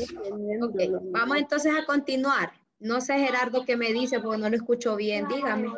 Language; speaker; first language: Spanish; native; Spanish